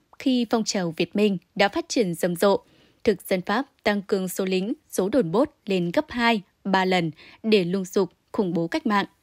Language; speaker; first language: Vietnamese; native; Vietnamese